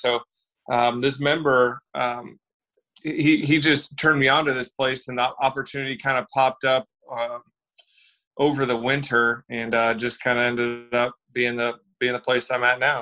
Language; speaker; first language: English; native; English